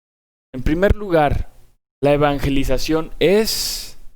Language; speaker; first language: Spanish; native; Spanish